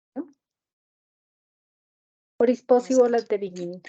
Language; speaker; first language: English; non-native, learner; Spanish